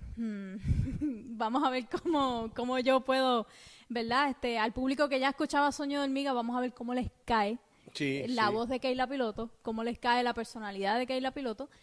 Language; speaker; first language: Spanish; native; Spanish